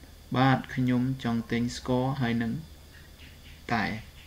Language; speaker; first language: English; non-native, fluent; Khmer